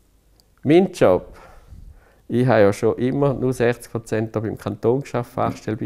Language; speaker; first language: German; native; German